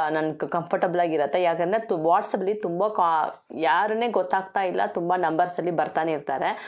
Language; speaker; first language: Kannada; non-native, local second language; Tamil